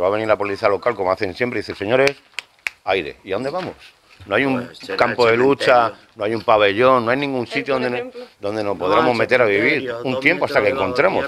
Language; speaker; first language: Spanish; native; Spanish